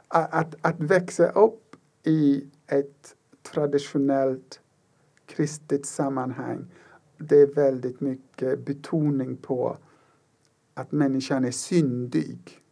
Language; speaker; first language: Swedish; non-native, fluent; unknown